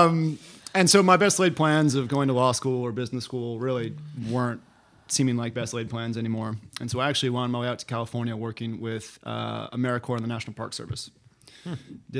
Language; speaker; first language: English; native; English